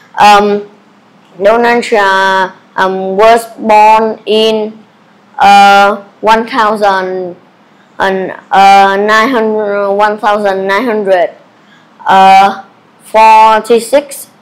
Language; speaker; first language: English; non-native, learner; Vietnamese